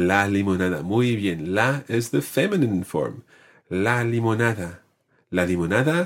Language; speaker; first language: Spanish; non-native, fluent; English